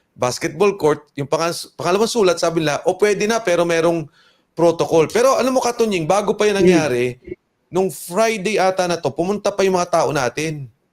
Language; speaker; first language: Filipino; native; Filipino